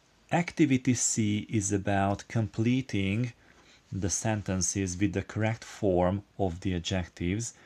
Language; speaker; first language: English; non-native, fluent; Hungarian